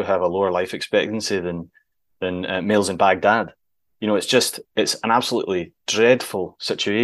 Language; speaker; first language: English; native; English